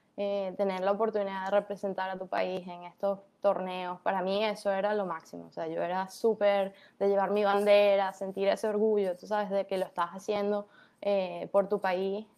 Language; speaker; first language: Spanish; native; Spanish